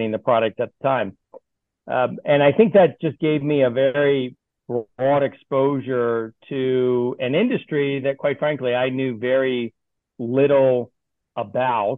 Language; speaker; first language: English; native; English